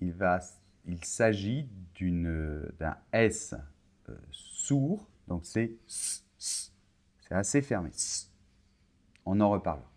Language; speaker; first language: French; native; French